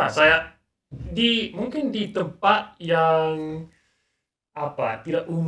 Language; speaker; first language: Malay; non-native, learner; English